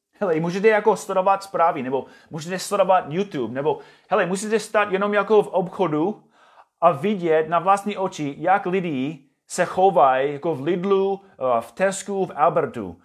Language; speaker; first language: Czech; non-native, fluent; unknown